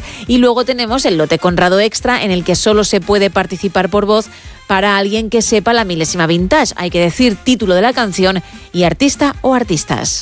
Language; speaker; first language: Spanish; native; Spanish